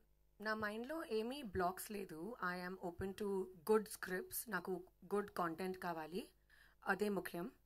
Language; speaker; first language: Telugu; non-native, learner; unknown